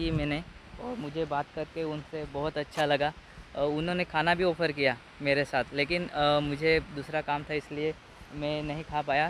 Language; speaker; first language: Hindi; non-native, local second language; Gujarati